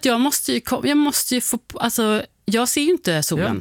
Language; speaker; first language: Swedish; native; Swedish